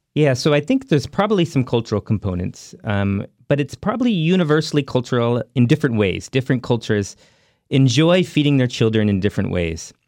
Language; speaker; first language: English; early bilingual, other home language; Hindi